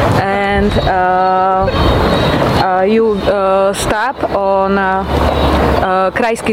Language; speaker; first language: English; non-native, learner; Slovak